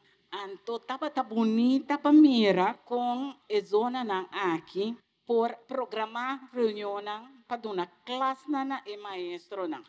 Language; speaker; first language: Portuguese; non-native, learner; Papiamento